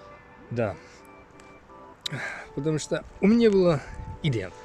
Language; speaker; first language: Russian; non-native, learner; Finnish